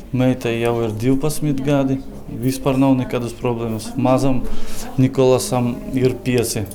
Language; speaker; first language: Latvian; non-native, local second language; Russian